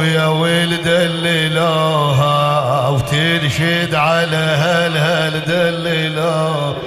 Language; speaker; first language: Arabic; native; Arabic